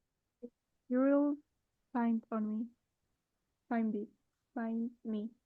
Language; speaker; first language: English; non-native, learner; Spanish